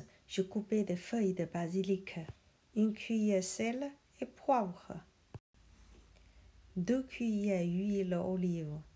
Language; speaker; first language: French; non-native, learner; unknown